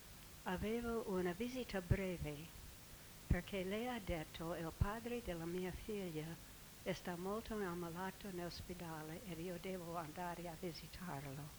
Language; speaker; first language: Italian; non-native, fluent; English